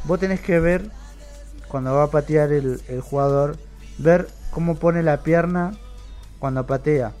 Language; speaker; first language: Spanish; native; Spanish